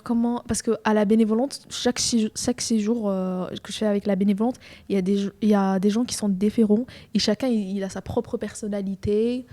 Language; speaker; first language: French; non-native, fluent; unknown